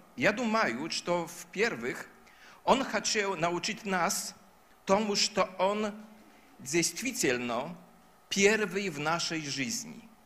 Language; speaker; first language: Russian; non-native, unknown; Polish